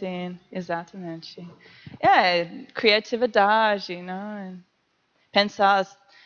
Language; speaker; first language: Portuguese; non-native, learner; English